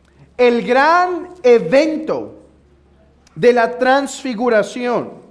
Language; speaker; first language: Spanish; native; Spanish